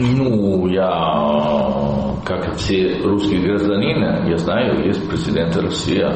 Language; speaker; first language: Russian; non-native, learner; Italian